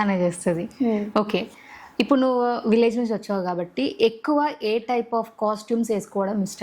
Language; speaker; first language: Telugu; native; Telugu